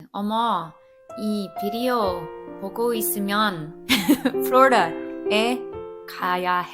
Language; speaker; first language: Korean; non-native, learner; English